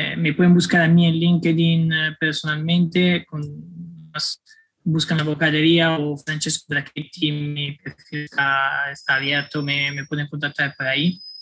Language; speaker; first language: Spanish; non-native, fluent; Italian